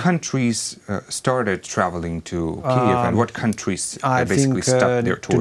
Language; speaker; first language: English; non-native, fluent; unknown